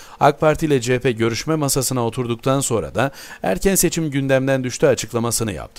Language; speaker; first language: Turkish; native; Turkish